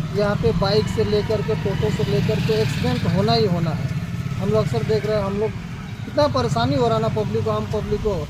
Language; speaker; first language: Hindi; native; Hindi